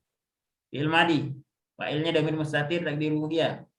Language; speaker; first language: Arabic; non-native, fluent; Indonesian